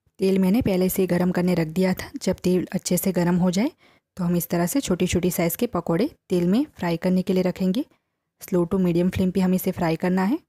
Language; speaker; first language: Hindi; non-native, local second language; Gujarati